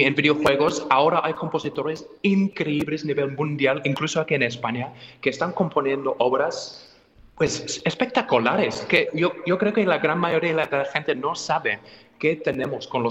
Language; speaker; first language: Spanish; non-native, fluent; English